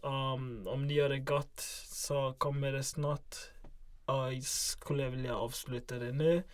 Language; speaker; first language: Swedish; non-native, local second language; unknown